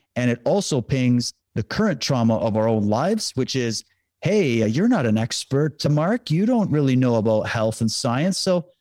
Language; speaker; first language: English; native; English